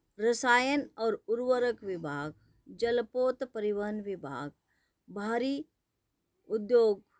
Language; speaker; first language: Hindi; non-native, local second language; Marathi